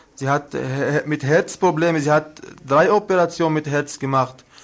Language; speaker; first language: German; non-native, learner; Arabic